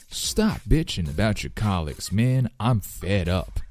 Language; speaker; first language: English; non-native, fluent; Chinese